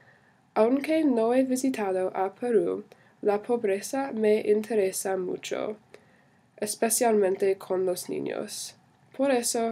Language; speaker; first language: Spanish; non-native, learner; English